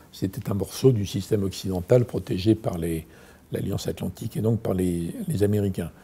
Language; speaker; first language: French; native; French